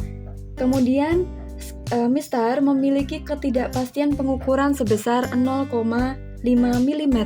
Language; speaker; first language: Indonesian; native; Indonesian